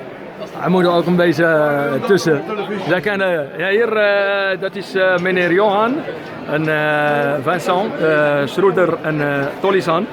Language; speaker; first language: Dutch; early bilingual, other home language; Arabic